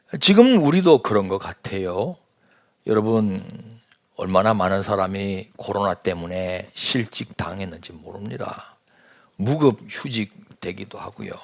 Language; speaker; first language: Korean; native; Korean